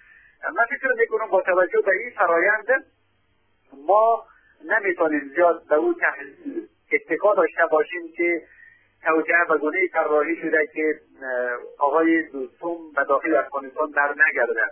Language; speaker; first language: Persian; native; Persian